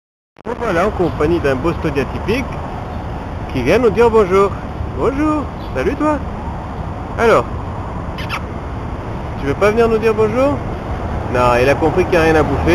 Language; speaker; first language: French; native; French